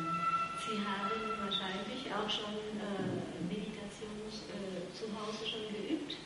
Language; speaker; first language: German; non-native, fluent; Vietnamese